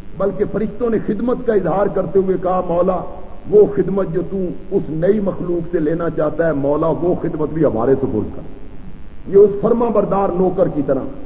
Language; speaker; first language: Urdu; non-native, local second language; Punjabi